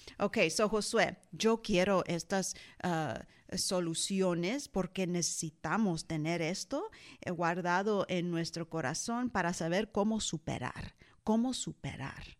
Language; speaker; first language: Spanish; early bilingual, heritage; Spanish